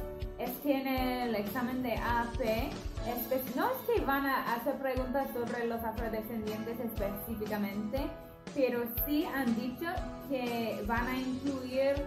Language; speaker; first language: Spanish; non-native, fluent; English